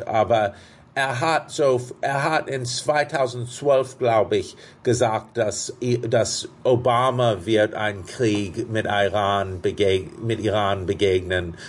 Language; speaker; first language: German; non-native, fluent; English